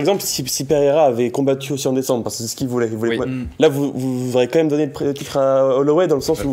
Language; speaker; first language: French; native; French